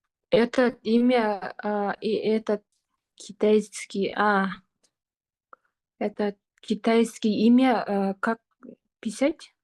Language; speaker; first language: Russian; non-native, local second language; Kyrgyz